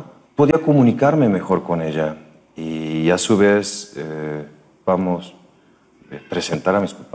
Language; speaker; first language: Spanish; early bilingual, other home language; Korean